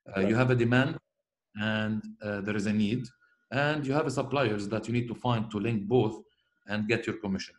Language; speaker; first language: English; non-native, fluent; Arabic